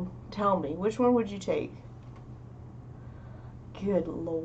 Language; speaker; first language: English; native; English